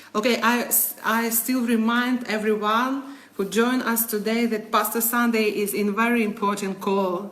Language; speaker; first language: English; non-native, learner; Ukrainian